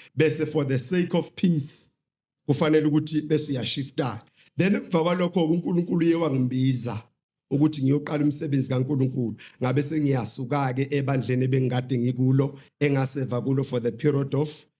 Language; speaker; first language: Zulu; native; Zulu